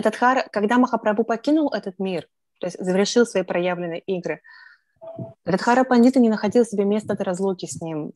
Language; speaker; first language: Russian; native; Russian